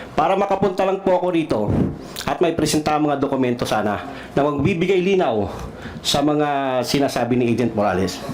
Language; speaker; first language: Filipino; non-native, local second language; Cebuano